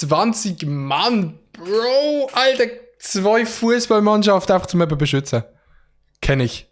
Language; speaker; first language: German; native; German